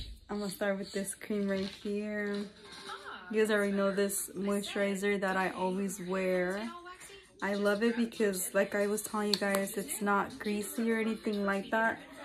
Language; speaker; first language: English; early bilingual, other home language; Spanish